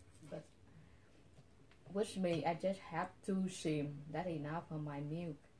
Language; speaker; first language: English; non-native, learner; Vietnamese